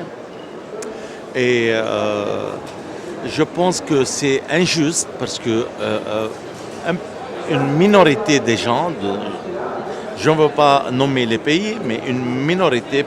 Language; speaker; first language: French; non-native, local second language; Arabic